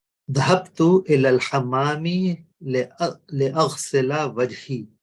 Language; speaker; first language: Arabic; non-native, learner; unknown